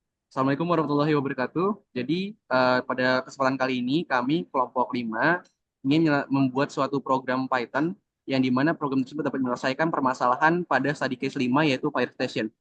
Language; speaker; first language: Indonesian; native; Indonesian